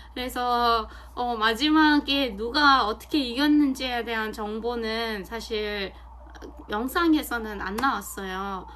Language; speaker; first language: Korean; non-native, fluent; Mongolian